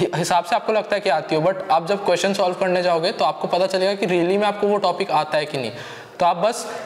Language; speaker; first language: Hindi; native; Hindi